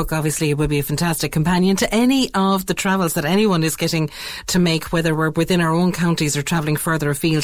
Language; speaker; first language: English; native; English